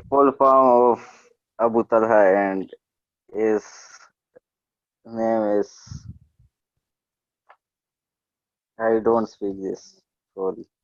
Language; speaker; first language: English; non-native, learner; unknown